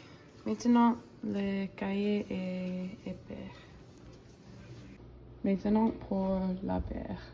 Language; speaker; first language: French; non-native, learner; English